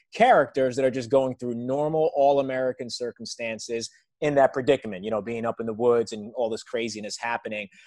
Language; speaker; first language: English; native; English